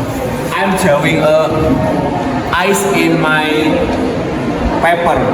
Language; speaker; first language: English; non-native, learner; Indonesian